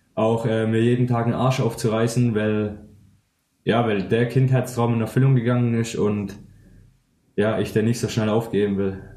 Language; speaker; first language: German; native; German